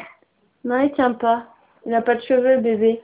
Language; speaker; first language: French; native; French